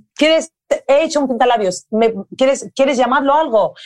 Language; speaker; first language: Spanish; early bilingual, other home language; English